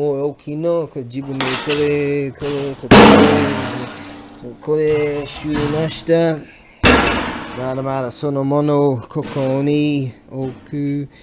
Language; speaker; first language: Japanese; non-native, learner; English